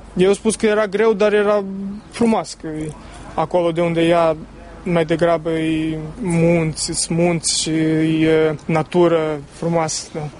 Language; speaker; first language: Romanian; early bilingual, heritage; Romanian